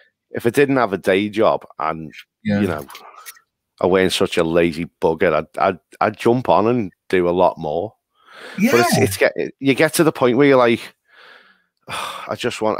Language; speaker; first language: English; native; English